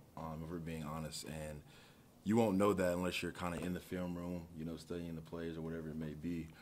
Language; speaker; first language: English; native; English